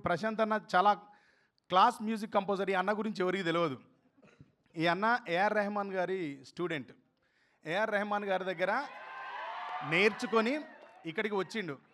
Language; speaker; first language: Telugu; native; Telugu